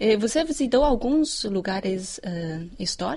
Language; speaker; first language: Portuguese; non-native, fluent; Chinese